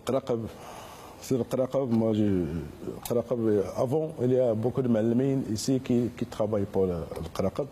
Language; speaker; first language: French; non-native, learner; Arabic